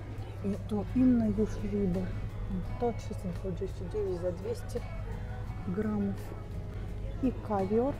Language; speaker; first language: Polish; non-native, fluent; Russian